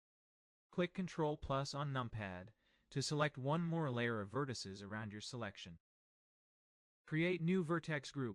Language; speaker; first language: English; non-native, fluent; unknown